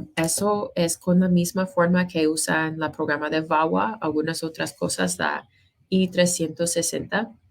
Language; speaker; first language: Spanish; non-native, fluent; English